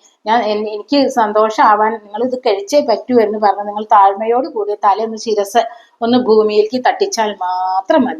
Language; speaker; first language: Malayalam; native; Malayalam